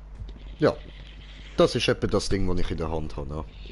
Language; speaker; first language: German; native; German